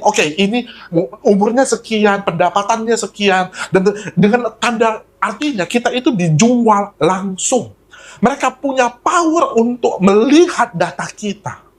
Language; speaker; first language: Indonesian; native; Indonesian